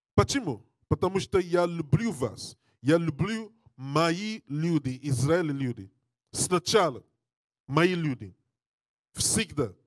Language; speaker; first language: Russian; non-native, learner; English